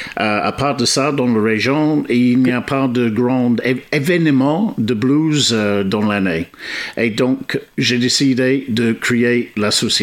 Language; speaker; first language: French; non-native, fluent; English